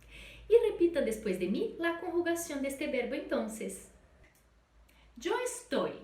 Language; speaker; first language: Spanish; non-native, fluent; Portuguese